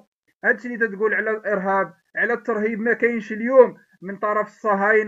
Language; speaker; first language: Arabic; native; Arabic